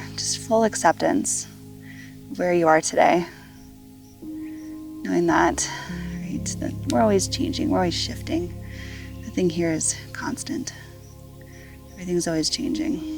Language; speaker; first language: English; native; English